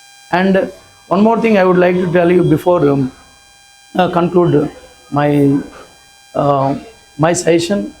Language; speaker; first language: English; non-native, local second language; Telugu